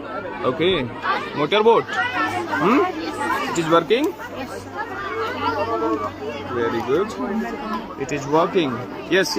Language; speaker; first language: English; non-native, local second language; Hindi